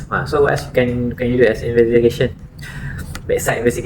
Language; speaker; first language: English; non-native, local second language; Malay